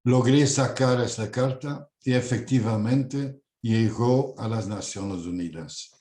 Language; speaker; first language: Spanish; non-native, fluent; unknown